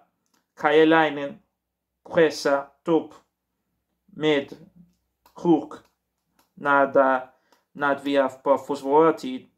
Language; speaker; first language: Swedish; non-native, learner; Portuguese